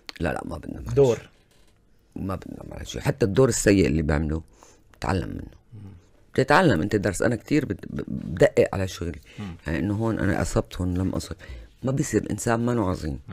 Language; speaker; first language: Arabic; native; Arabic